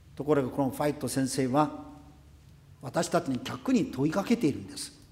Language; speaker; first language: Japanese; non-native, fluent; Korean